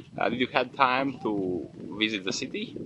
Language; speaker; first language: English; non-native, learner; Latvian